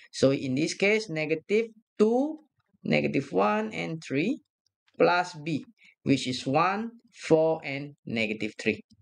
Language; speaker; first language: English; non-native, local second language; Malay